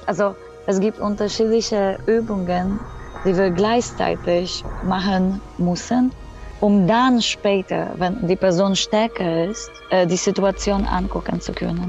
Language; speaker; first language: German; non-native, fluent; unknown